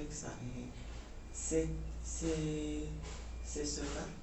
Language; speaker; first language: French; non-native, learner; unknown